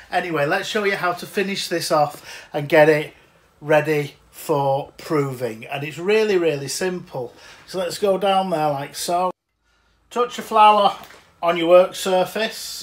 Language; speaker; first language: English; native; English